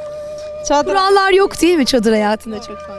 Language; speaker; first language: Turkish; native; Turkish